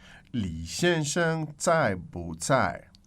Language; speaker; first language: Chinese; non-native, learner; English